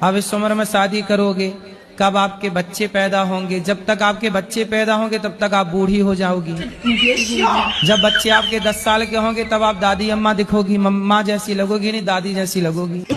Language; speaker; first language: Hindi; native; Hindi